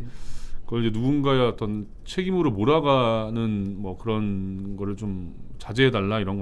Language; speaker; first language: Korean; native; Korean